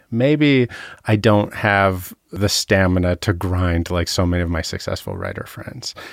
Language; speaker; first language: English; native; English